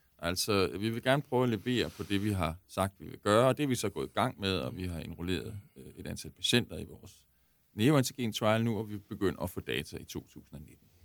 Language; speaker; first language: Danish; native; Danish